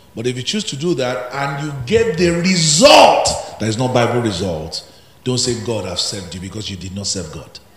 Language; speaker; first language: English; non-native, local second language; Yoruba